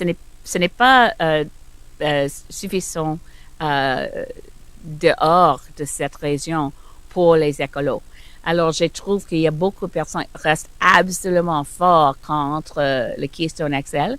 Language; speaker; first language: French; non-native, learner; English